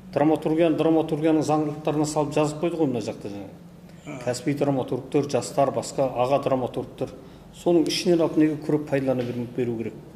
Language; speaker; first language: Kazakh; native; Kazakh